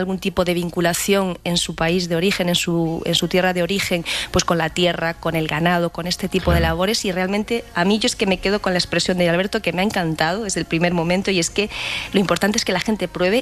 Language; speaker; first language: Spanish; native; Spanish